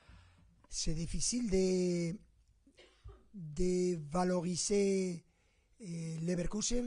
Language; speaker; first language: French; non-native, fluent; Spanish